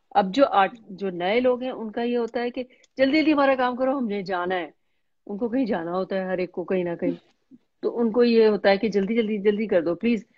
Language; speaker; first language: Urdu; native; Urdu